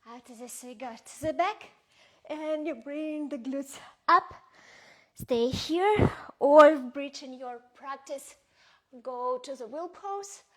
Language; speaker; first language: English; non-native, fluent; Ukrainian